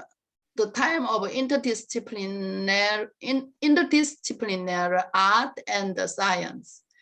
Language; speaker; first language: English; non-native, learner; Korean